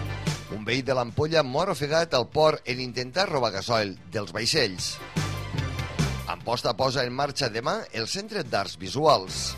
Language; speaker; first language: Catalan; native; Catalan